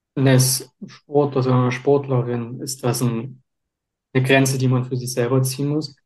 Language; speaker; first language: German; native; German